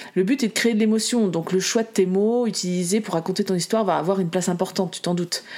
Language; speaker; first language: French; native; French